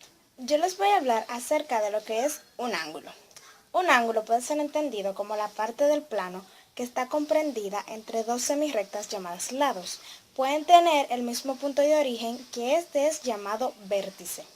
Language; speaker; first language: Spanish; native; Spanish